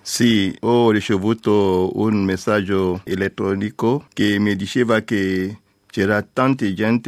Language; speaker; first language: Italian; non-native, learner; French